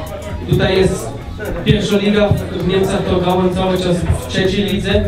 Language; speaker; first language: Polish; early bilingual, heritage; Polish